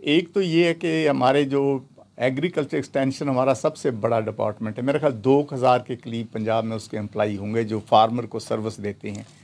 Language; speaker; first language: Urdu; non-native, local second language; Punjabi